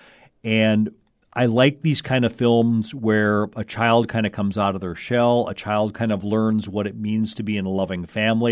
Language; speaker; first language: English; native; English